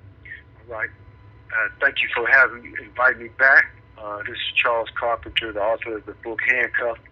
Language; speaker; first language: English; native; English